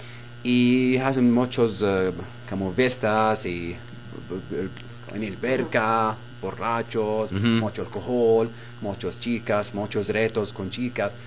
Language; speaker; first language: Spanish; non-native, learner; Arabic